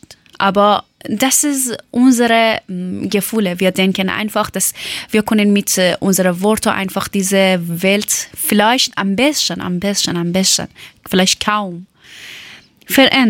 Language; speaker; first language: German; non-native, learner; Persian